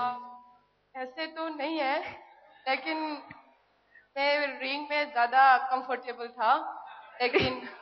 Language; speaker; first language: Hindi; non-native, local second language; Manipuri